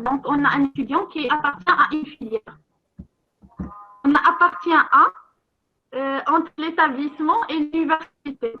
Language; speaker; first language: French; non-native, local second language; Arabic